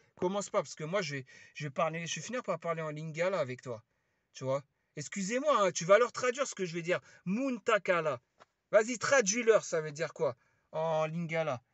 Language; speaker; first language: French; early bilingual, other home language; Lingala